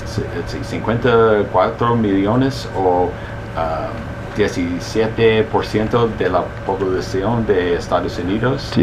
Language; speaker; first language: Spanish; early bilingual, heritage; Spanish